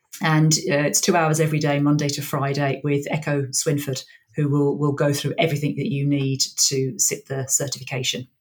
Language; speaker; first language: English; native; English